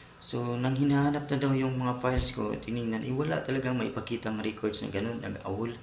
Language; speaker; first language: Filipino; non-native, local second language; Cebuano